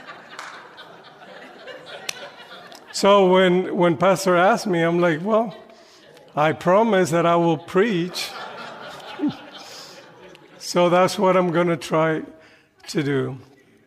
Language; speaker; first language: English; non-native, fluent; Spanish